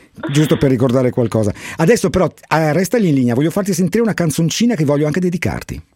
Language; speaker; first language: Italian; native; Italian